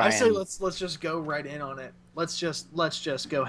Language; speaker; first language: English; native; English